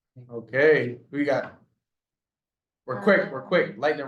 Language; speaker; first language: English; native; English